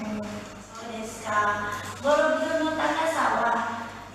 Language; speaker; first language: Japanese; non-native, learner; Indonesian